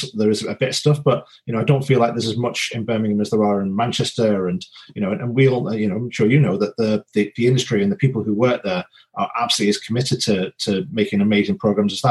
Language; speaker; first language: English; native; English